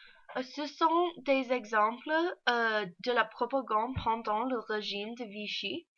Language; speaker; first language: French; non-native, learner; English